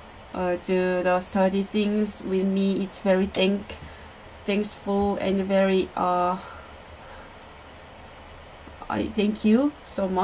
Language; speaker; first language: English; non-native, learner; Korean